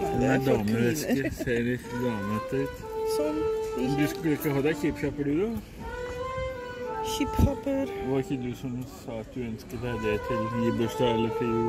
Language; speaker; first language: Norwegian; non-native, fluent; Russian